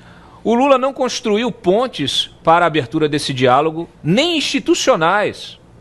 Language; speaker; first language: Portuguese; native; Portuguese